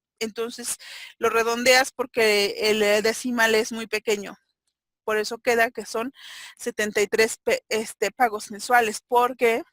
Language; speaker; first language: Spanish; native; Spanish